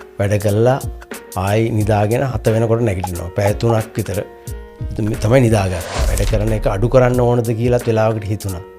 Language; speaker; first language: Sinhala; native; Sinhala